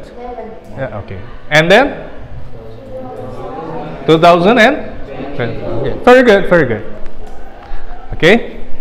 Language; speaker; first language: English; non-native, fluent; Indonesian